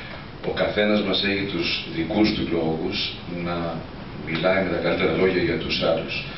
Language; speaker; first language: Greek; native; Greek